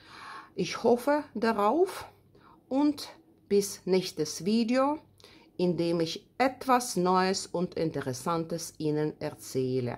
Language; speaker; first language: German; non-native, fluent; Russian